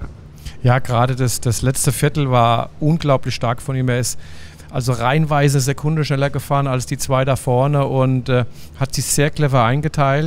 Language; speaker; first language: German; native; German